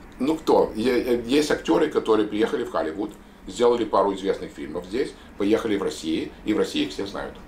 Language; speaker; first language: Russian; native; Russian